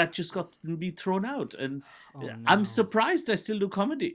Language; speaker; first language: English; non-native, local second language; Bangla